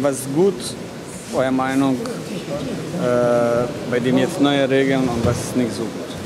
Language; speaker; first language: German; non-native, learner; Russian